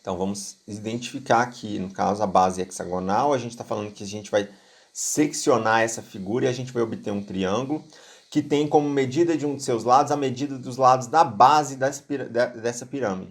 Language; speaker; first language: Portuguese; native; Portuguese